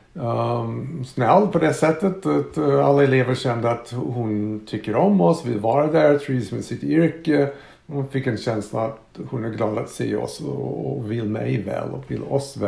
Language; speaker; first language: Swedish; non-native, fluent; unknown